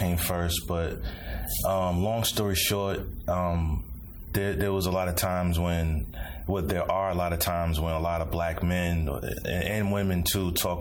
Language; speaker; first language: English; native; English